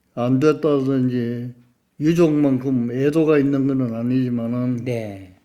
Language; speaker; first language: Korean; native; Korean